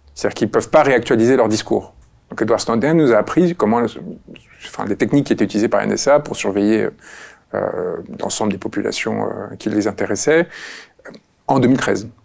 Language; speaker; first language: French; early bilingual, other home language; Spanish